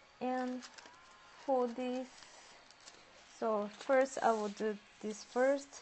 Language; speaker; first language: English; non-native, learner; Japanese